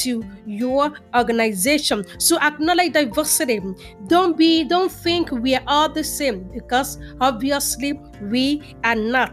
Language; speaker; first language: English; non-native, local second language; Yoruba